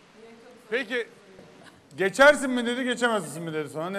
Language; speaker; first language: Turkish; native; Turkish